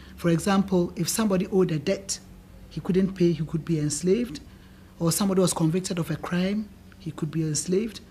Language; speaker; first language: English; non-native, local second language; Akan